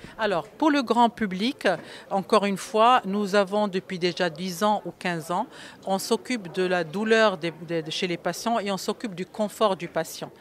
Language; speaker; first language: French; non-native, local second language; Arabic